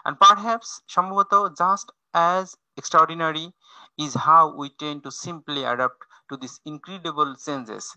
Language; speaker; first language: English; non-native, local second language; Bangla